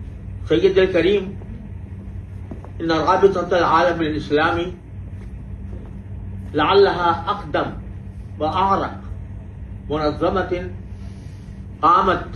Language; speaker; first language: Arabic; non-native, fluent; Urdu